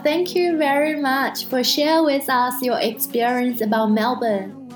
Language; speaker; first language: English; non-native, fluent; Chinese